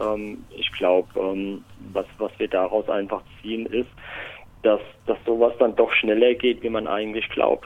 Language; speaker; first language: German; native; German